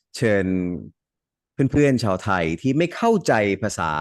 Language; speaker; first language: Thai; early bilingual, other home language; Hindi